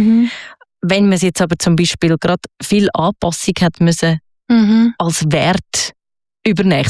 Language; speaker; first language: German; native; German